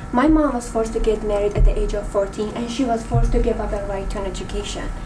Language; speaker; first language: English; non-native, fluent; Persian